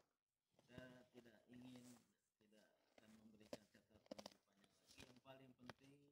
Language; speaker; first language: Indonesian; native; Indonesian